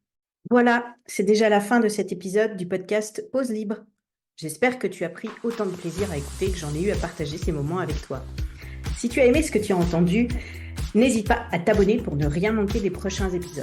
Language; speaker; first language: French; native; French